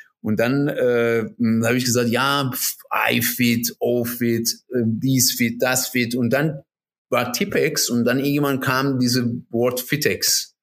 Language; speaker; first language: German; non-native, fluent; Persian